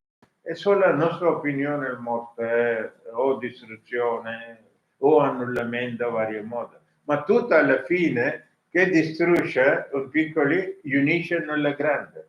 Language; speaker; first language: Italian; non-native, learner; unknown